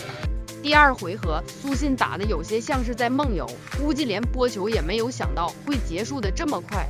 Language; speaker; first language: Chinese; native; Chinese